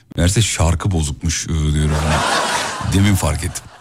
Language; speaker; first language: Turkish; native; Turkish